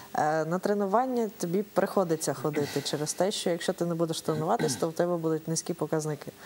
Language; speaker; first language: Ukrainian; native; Ukrainian